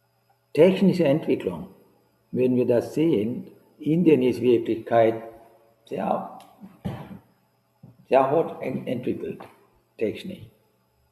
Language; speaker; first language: German; non-native, fluent; Sinhala